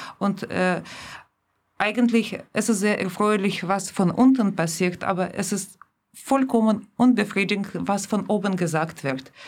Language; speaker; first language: German; non-native, fluent; Russian